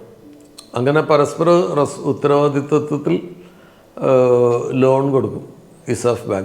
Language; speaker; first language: Malayalam; native; Malayalam